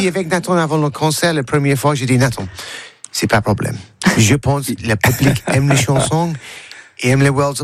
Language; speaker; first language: French; non-native, learner; English